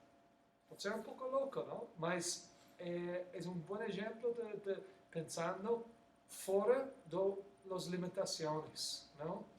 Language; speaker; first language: Portuguese; non-native, learner; English